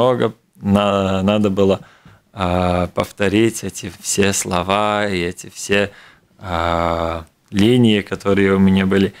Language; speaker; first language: Russian; non-native, local second language; Latvian